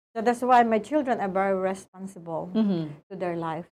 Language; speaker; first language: English; non-native, local second language; Filipino